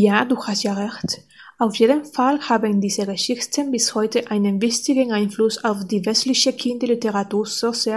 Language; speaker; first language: German; non-native, learner; Spanish